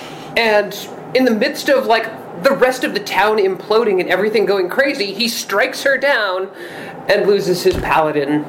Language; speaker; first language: English; native; English